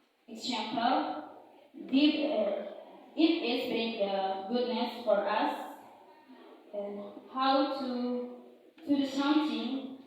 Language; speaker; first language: English; non-native, learner; Indonesian